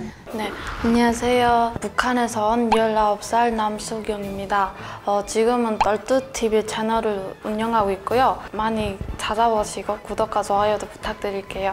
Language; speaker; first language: Korean; native; Korean